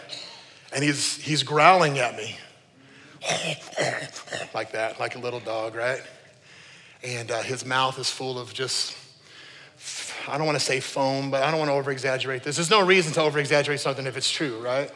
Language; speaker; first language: English; native; English